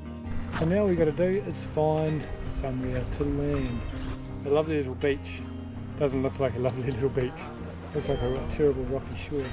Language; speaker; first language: English; native; English